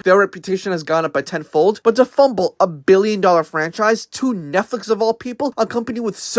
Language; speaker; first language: English; native; English